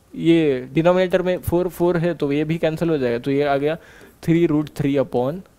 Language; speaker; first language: Hindi; non-native, local second language; Marathi